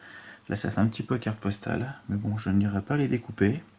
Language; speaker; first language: French; native; French